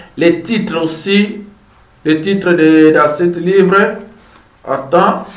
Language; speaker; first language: French; non-native, fluent; Lingala